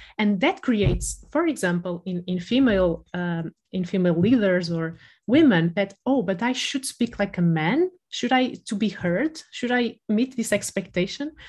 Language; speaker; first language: English; non-native, fluent; Spanish